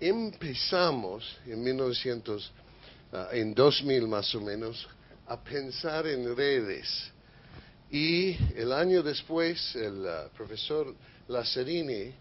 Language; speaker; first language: Spanish; non-native, fluent; English